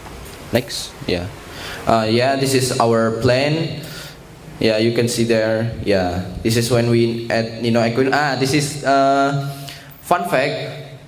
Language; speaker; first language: English; non-native, learner; Indonesian